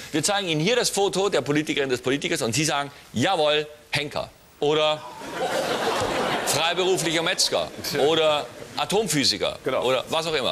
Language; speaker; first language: German; native; German